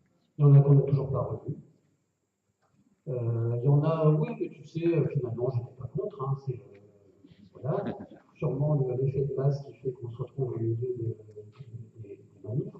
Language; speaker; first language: French; native; French